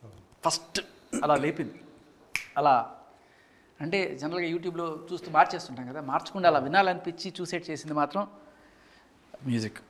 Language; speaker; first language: Telugu; native; Telugu